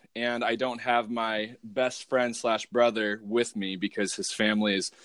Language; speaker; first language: English; native; English